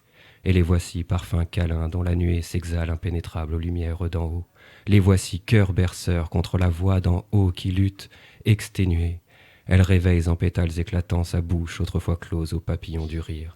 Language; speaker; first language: French; native; French